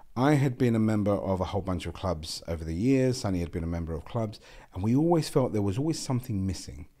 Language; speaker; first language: English; non-native, local second language; Gujarati